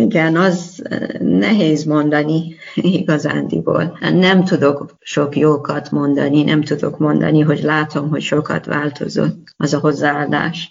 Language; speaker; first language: Hungarian; non-native, learner; Persian